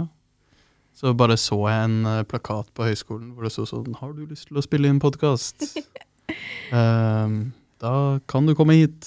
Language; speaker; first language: Norwegian; native; Norwegian